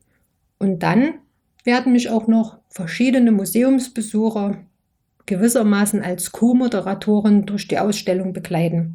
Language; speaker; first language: German; native; German